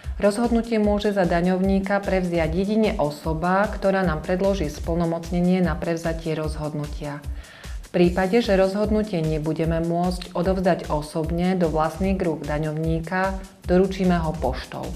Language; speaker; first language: Slovak; native; Slovak